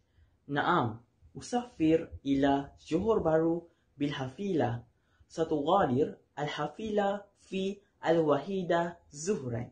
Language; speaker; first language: Arabic; non-native, learner; Malay